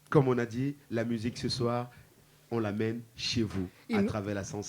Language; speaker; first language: French; native; French